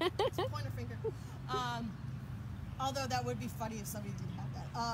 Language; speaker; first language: English; native; English